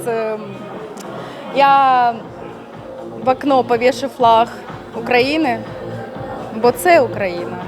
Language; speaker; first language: Ukrainian; non-native, local second language; Russian